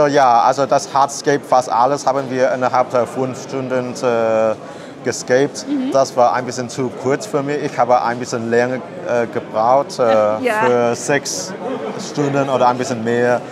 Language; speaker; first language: German; non-native, learner; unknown